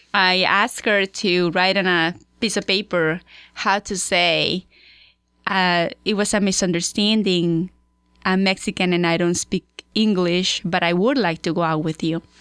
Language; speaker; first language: English; non-native, fluent; Spanish